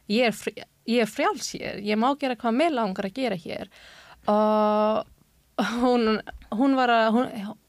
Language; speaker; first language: Icelandic; non-native, learner; Urdu